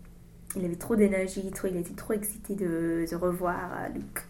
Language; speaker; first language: French; non-native, learner; English